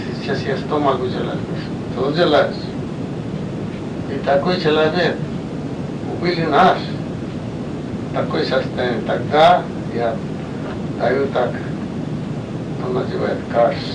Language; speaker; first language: Russian; non-native, learner; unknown